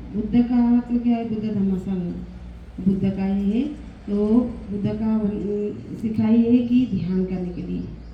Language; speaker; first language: Hindi; non-native, learner; Burmese